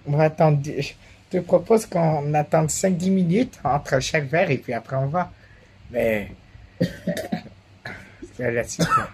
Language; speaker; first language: French; native; French